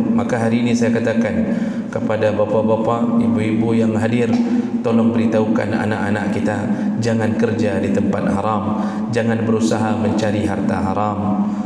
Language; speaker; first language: Malay; non-native, local second language; Achinese